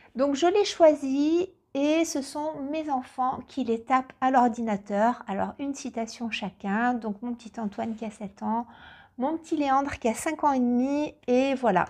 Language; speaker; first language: French; native; French